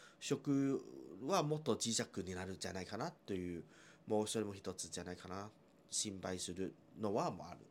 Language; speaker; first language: Japanese; non-native, fluent; Chinese